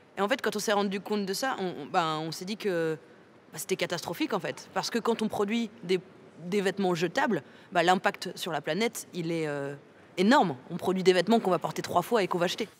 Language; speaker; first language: French; native; French